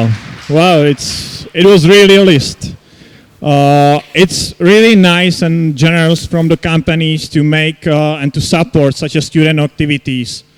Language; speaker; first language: English; non-native, fluent; Czech